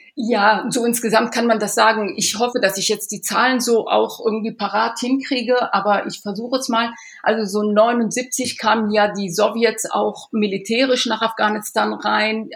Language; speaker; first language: German; early bilingual, other home language; Persian